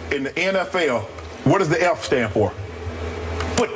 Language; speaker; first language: English; native; English